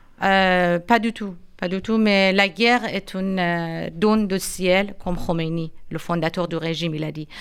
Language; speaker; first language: French; non-native, fluent; Persian